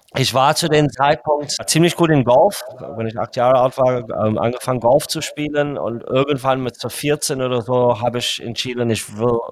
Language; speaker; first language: German; early bilingual, heritage; English